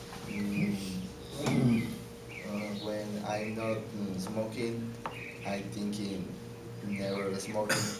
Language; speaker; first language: English; non-native, learner; Spanish